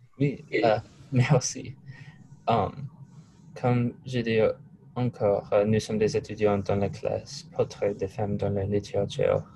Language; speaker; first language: French; non-native, learner; English